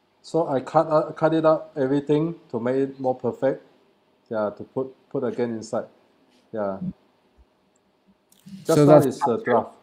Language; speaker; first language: English; non-native, learner; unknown